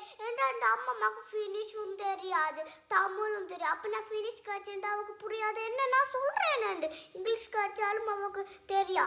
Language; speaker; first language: Tamil; early bilingual, heritage; Tamil